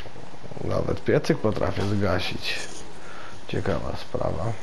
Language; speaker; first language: Polish; native; Polish